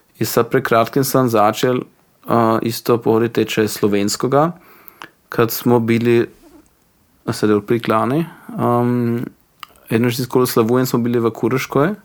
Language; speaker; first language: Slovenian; non-native, learner; Croatian